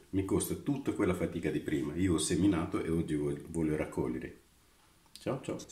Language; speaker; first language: Italian; non-native, fluent; Romanian